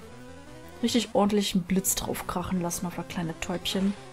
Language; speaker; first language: German; native; German